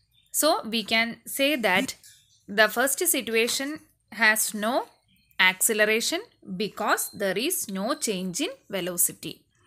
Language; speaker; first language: English; non-native, local second language; Malayalam